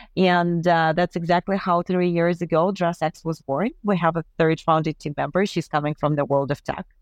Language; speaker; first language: English; non-native, fluent; Ukrainian